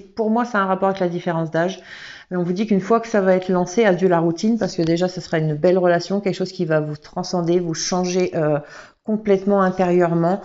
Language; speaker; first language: French; native; French